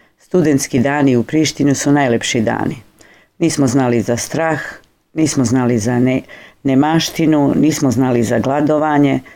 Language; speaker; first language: Serbian; native; Serbian